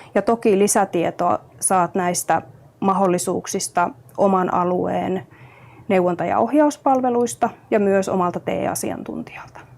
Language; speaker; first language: Finnish; native; Finnish